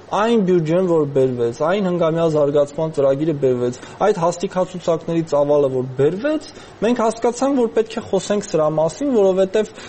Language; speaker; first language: Armenian; native; Armenian